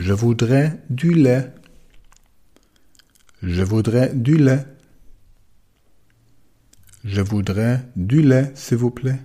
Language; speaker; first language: French; non-native, fluent; German